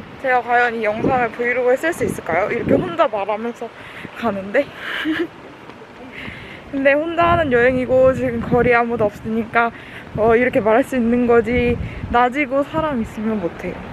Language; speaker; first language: Korean; native; Korean